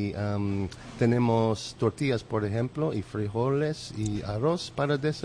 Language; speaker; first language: Spanish; non-native, learner; English